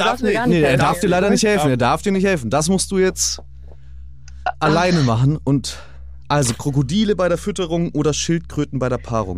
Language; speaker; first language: German; native; German